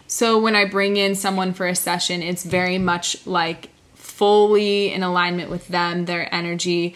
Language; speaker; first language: English; early bilingual, other home language; Spanish